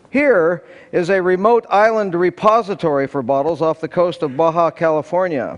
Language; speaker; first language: English; native; English